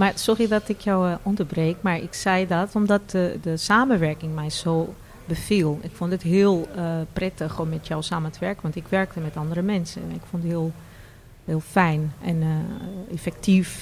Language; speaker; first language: Dutch; non-native, fluent; Portuguese